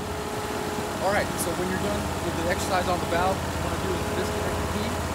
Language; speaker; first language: English; native; English